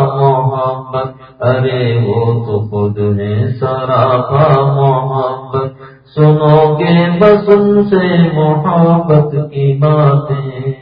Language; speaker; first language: Urdu; native; Urdu